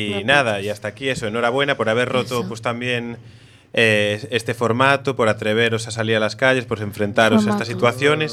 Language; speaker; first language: Spanish; native; Spanish